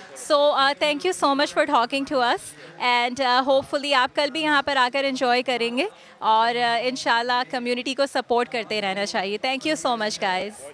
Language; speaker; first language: Urdu; native; Urdu